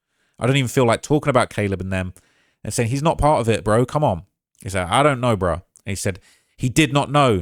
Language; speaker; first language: English; native; English